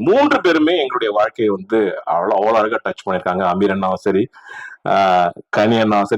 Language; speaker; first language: Tamil; native; Tamil